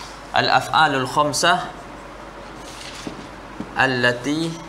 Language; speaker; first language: Arabic; non-native, fluent; Malay